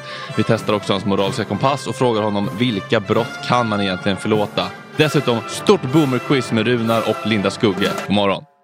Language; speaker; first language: Swedish; native; Swedish